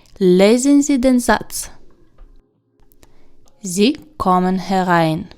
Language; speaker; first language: German; non-native, fluent; Ukrainian